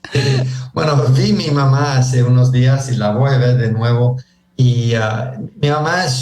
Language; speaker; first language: Spanish; early bilingual, heritage; Spanish